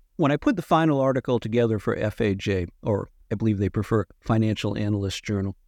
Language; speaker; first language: English; native; English